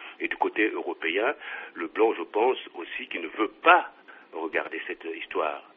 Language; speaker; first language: French; non-native, local second language; Kongo